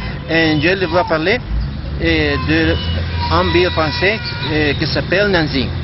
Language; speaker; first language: French; non-native, learner; Spanish